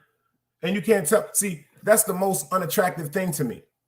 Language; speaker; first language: English; native; English